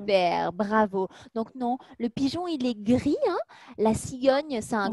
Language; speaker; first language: French; native; French